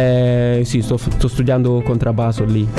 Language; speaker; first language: Italian; non-native, learner; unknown